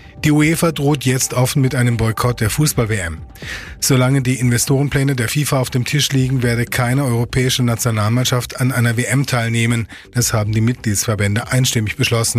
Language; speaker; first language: German; native; German